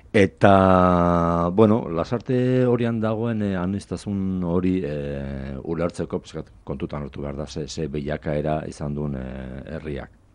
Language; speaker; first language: Basque; non-native, local second language; Spanish